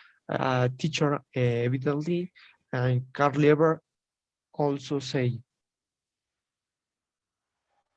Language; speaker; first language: English; non-native, learner; Spanish